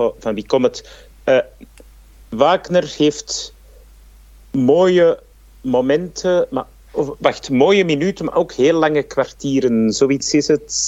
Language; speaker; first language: Dutch; native; Dutch